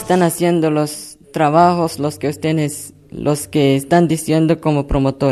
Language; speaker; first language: Spanish; non-native, local second language; Tzotzil